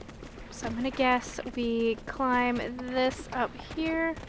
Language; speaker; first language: English; native; English